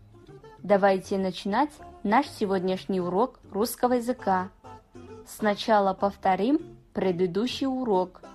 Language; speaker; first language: Russian; non-native, fluent; Kazakh